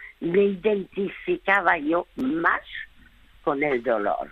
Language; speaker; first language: Spanish; early bilingual, other home language; French